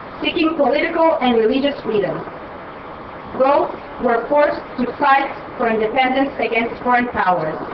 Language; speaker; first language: English; non-native, fluent; Hebrew